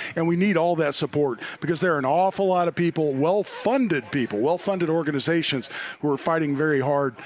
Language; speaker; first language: English; native; English